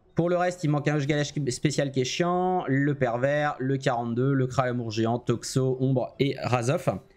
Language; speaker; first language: French; native; French